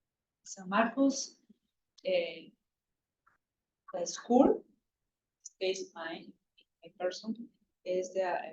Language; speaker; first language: English; non-native, local second language; Spanish